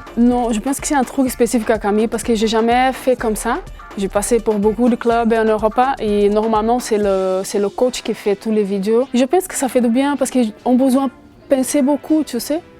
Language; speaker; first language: French; non-native, fluent; Portuguese